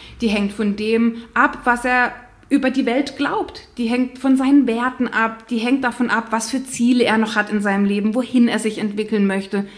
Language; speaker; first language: German; native; German